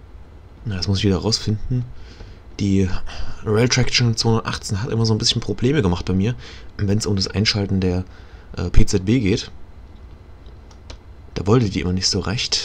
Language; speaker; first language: German; native; German